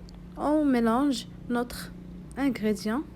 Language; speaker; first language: French; non-native, local second language; Arabic